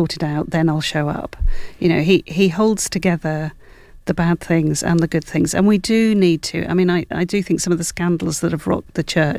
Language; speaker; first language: English; native; English